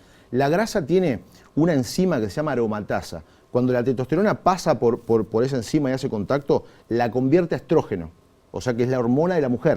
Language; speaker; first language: Spanish; native; Spanish